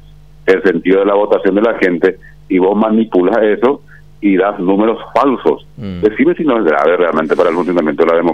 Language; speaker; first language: Spanish; native; Spanish